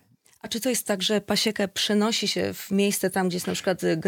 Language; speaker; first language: Polish; native; Polish